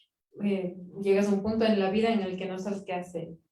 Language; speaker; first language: Spanish; native; Spanish